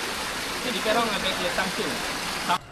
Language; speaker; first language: French; non-native, learner; Balinese